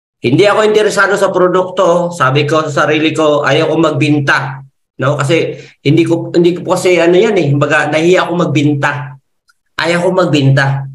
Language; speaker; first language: Filipino; non-native, local second language; Masbatenyo